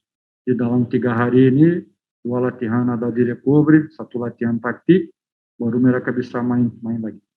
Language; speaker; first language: Indonesian; non-native, fluent; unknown